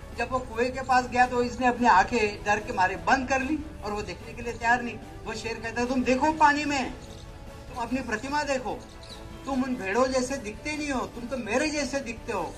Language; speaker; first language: Hindi; native; Hindi